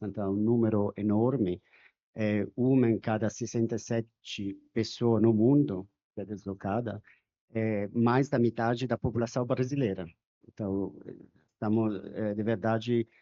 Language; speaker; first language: Portuguese; non-native, fluent; Spanish